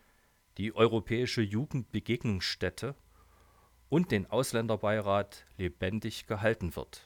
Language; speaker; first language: German; native; German